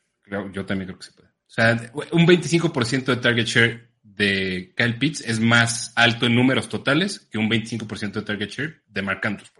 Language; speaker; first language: Spanish; native; Spanish